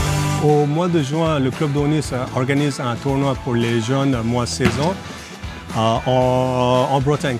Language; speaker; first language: French; non-native, fluent; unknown